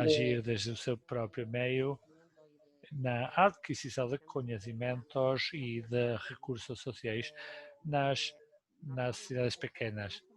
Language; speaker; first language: Portuguese; non-native, fluent; Spanish